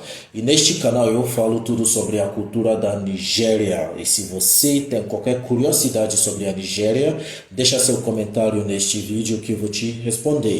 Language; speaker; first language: Portuguese; non-native, fluent; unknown